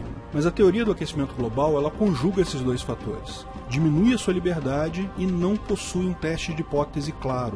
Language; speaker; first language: Portuguese; native; Portuguese